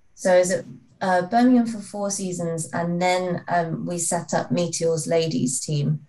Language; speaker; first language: English; native; English